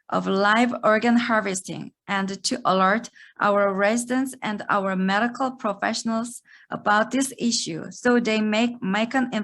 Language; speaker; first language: English; non-native, fluent; Korean